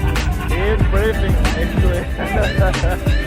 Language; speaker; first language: English; non-native, learner; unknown